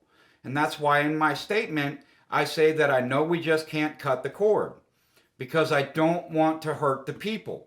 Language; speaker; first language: English; native; English